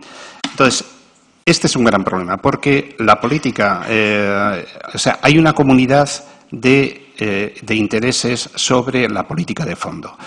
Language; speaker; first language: Spanish; native; Spanish